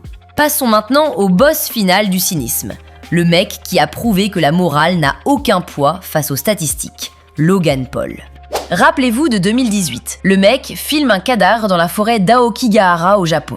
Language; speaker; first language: French; native; French